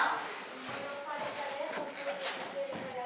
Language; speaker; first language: French; non-native, learner; Ukrainian